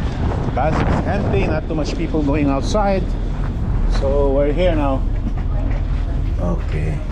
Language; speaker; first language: English; non-native, local second language; Filipino